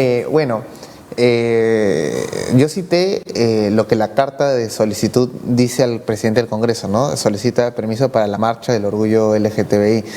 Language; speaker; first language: Spanish; native; Spanish